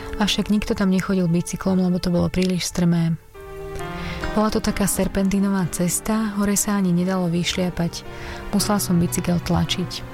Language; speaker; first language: Slovak; native; Slovak